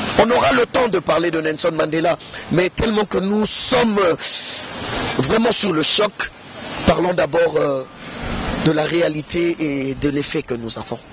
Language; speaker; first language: French; non-native, local second language; Lingala